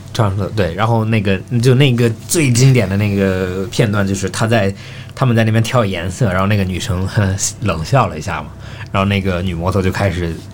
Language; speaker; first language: Chinese; early bilingual, heritage; Chinese